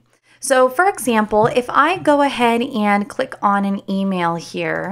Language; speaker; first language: English; native; English